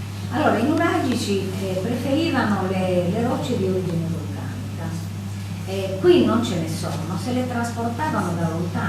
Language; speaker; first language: Italian; native; Italian